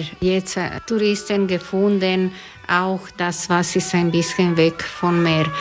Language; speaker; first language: German; non-native, learner; Croatian